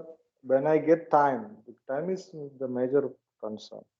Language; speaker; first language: English; non-native, learner; Malayalam